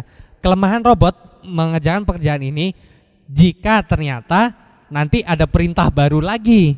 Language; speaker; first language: Indonesian; native; Indonesian